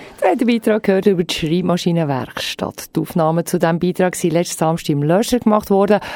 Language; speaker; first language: German; native; German